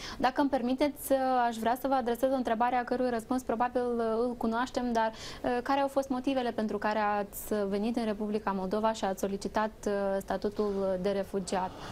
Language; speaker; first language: Romanian; native; Romanian